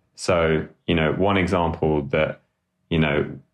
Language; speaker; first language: English; native; English